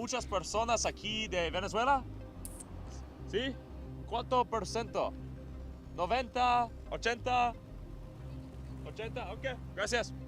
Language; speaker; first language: Spanish; non-native, learner; English